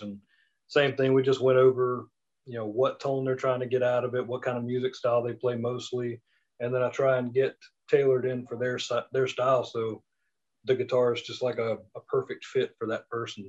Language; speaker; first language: English; native; English